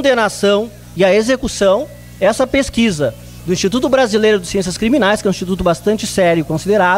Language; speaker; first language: Portuguese; native; Portuguese